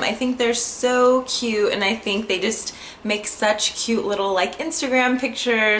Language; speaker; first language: English; native; English